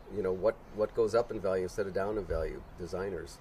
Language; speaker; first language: English; native; English